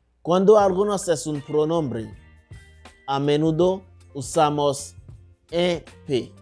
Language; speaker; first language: Spanish; non-native, local second language; Haitian Creole